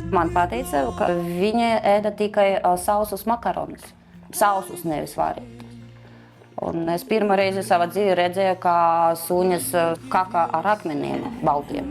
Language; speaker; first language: Latvian; non-native, local second language; Russian